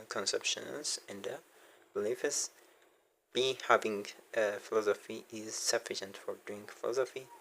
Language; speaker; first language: English; non-native, local second language; Amharic